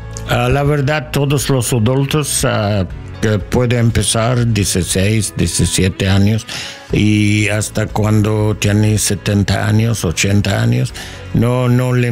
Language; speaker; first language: Spanish; non-native, learner; English